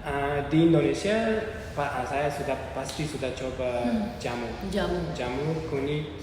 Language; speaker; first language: Indonesian; non-native, learner; Uzbek